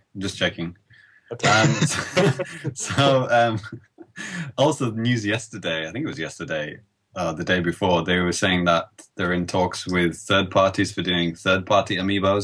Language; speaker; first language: English; native; English